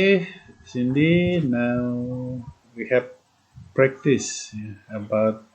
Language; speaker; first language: English; non-native, fluent; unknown